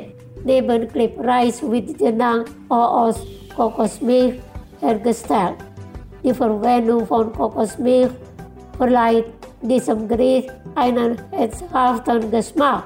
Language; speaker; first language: German; non-native, learner; Indonesian